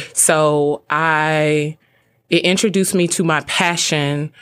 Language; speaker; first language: English; native; English